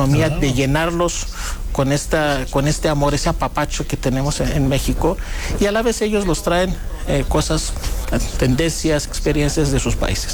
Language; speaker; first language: Spanish; non-native, fluent; Greek